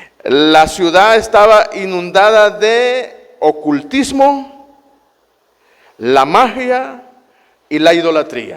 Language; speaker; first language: Spanish; native; Spanish